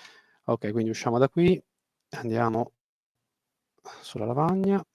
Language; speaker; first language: Italian; native; Italian